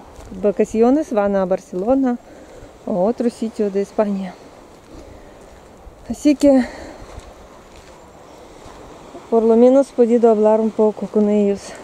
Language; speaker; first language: Spanish; non-native, learner; Russian